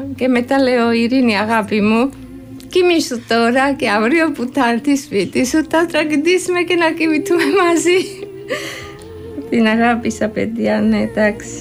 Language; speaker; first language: Greek; non-native, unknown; Georgian